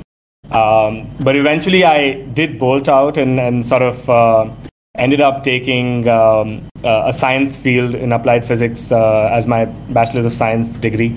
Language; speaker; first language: English; non-native, local second language; Tamil